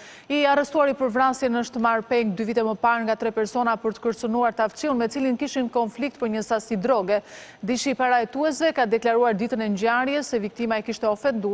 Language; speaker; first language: Albanian; native; Albanian